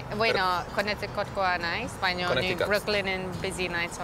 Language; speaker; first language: Basque; non-native, learner; English